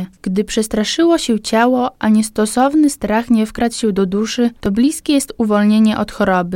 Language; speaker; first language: Polish; native; Polish